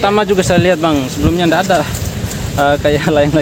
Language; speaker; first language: Indonesian; native; Indonesian